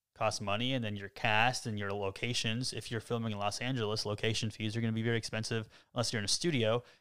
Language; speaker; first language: English; native; English